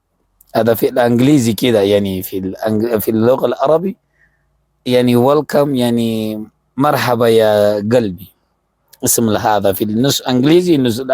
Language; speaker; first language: Arabic; non-native, learner; Urdu